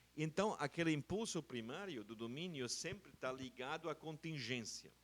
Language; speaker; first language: Portuguese; non-native, fluent; German